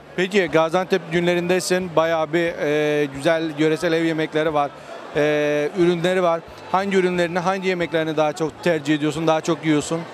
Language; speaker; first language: Turkish; native; Turkish